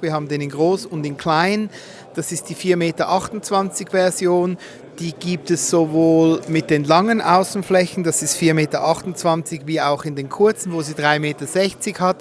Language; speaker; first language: German; native; German